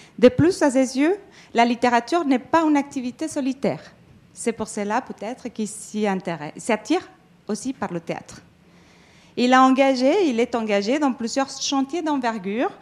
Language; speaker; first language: French; non-native, fluent; Spanish